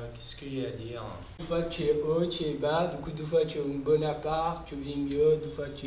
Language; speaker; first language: French; non-native, learner; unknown